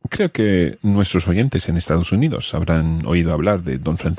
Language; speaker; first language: Spanish; non-native, fluent; English